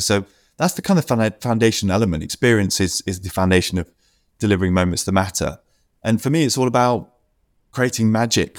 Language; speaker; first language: English; native; English